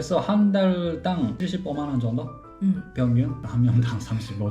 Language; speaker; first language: Korean; non-native, learner; Japanese